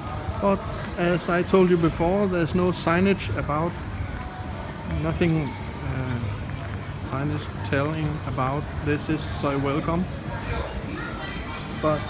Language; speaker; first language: English; non-native, fluent; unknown